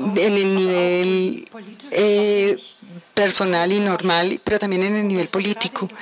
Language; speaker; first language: Spanish; non-native, fluent; Ukrainian